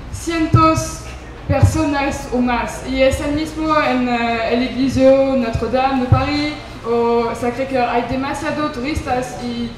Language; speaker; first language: Spanish; non-native, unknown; French